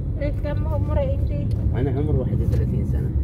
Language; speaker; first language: Arabic; non-native, learner; Filipino